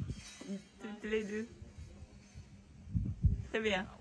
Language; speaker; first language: French; non-native, learner; Japanese